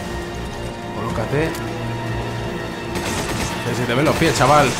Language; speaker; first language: Spanish; native; Spanish